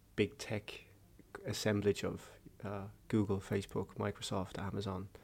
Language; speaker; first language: English; native; English